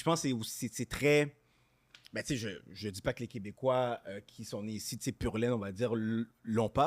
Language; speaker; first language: French; native; French